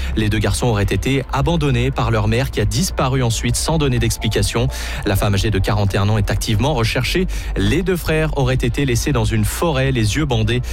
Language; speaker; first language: French; native; French